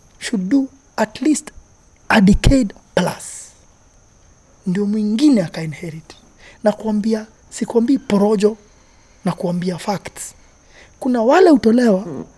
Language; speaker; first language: Swahili; native; Swahili